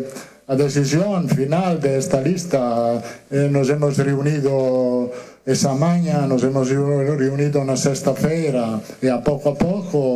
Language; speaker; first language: Portuguese; non-native, learner; Italian